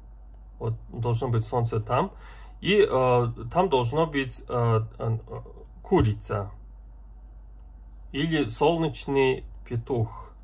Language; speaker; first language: Russian; non-native, learner; Mongolian